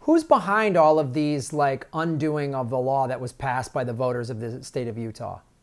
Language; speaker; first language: English; native; English